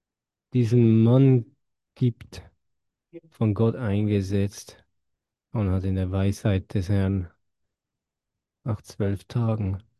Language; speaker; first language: German; non-native, fluent; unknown